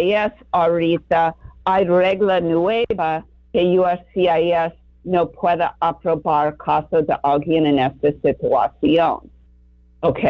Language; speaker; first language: Spanish; non-native, learner; English